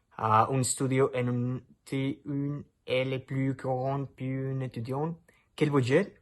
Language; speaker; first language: French; non-native, learner; Spanish